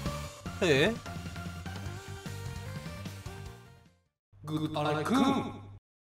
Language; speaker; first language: Thai; non-native, learner; Japanese